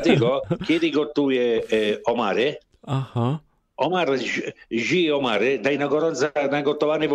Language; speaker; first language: Polish; non-native, learner; Italian